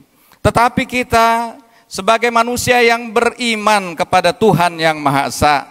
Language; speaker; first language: Indonesian; native; Indonesian